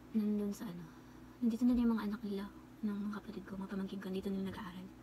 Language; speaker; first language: Filipino; native; Filipino